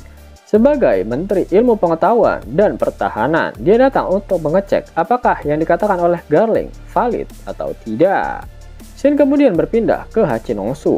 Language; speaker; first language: Indonesian; native; Indonesian